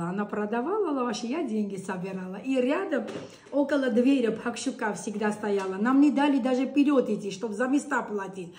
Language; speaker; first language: Russian; non-native, local second language; Armenian